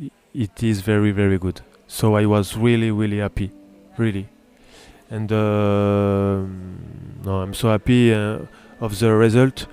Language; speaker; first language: English; non-native, learner; French